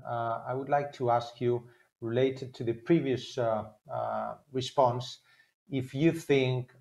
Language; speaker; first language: English; non-native, fluent; Spanish